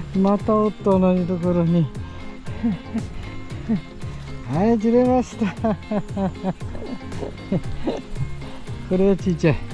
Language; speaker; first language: Japanese; native; Japanese